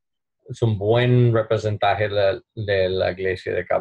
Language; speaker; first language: Spanish; non-native, learner; English